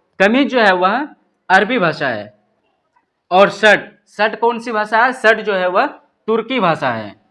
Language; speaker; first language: Hindi; native; Hindi